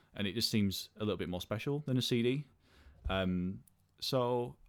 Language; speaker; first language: English; native; English